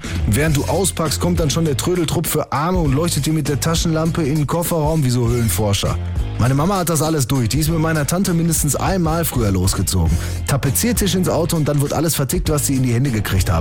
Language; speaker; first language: German; native; German